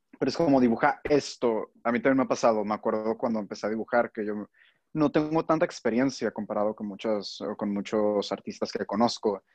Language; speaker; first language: Spanish; native; Spanish